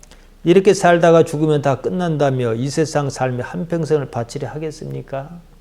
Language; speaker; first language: Korean; native; Korean